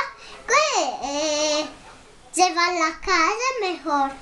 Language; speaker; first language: Spanish; early bilingual, heritage; Spanish